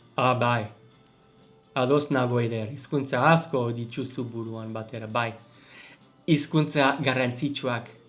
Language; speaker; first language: Basque; non-native, learner; English